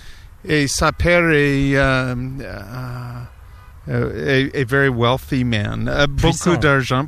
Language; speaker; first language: French; non-native, learner; English